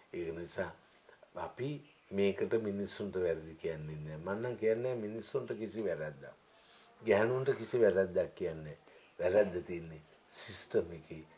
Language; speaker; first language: Sinhala; native; Sinhala